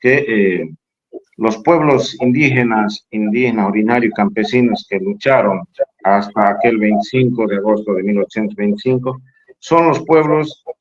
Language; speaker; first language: Spanish; native; Spanish